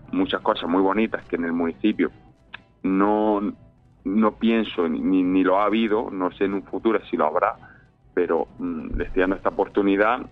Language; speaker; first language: Spanish; native; Spanish